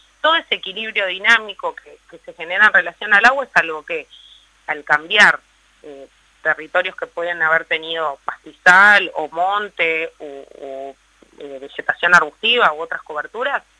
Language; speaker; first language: Spanish; native; Spanish